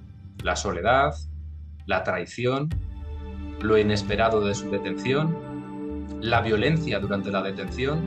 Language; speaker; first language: Spanish; native; Spanish